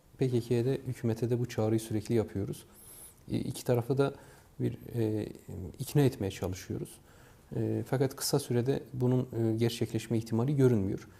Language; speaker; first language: Turkish; non-native, local second language; Kurdish